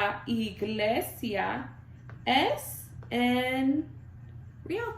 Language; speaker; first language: Spanish; non-native, learner; English